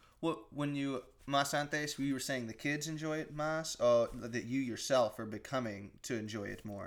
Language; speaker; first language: English; native; English